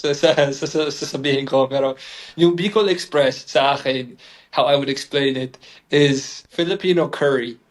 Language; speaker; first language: Filipino; non-native, fluent; English